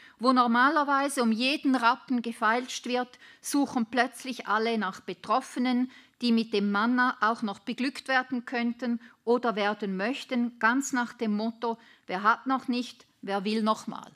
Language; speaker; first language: German; native; German